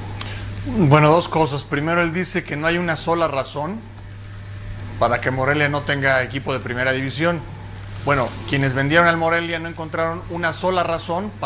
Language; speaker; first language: Spanish; native; Spanish